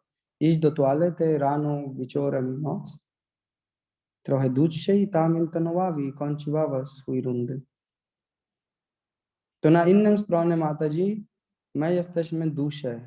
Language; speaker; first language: Polish; non-native, learner; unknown